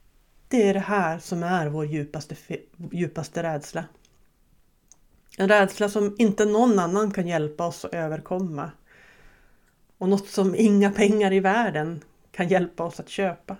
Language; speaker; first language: Swedish; native; Swedish